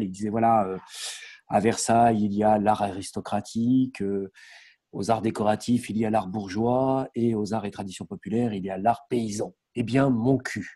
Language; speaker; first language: French; native; French